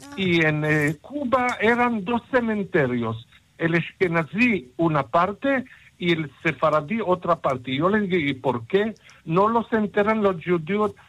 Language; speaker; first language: Spanish; early bilingual, heritage; Ladino